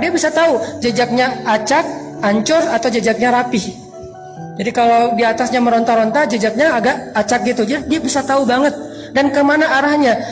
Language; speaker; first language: Indonesian; native; Indonesian